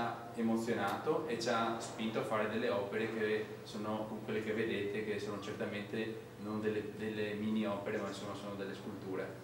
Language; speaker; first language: Italian; native; Italian